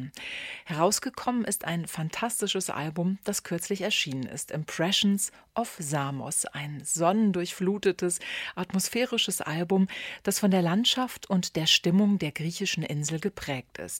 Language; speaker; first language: German; native; German